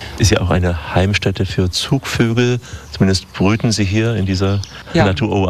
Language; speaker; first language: German; native; German